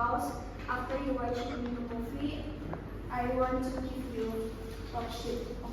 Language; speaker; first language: English; non-native, learner; Indonesian